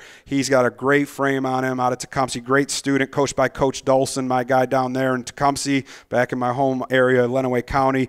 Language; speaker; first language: English; native; English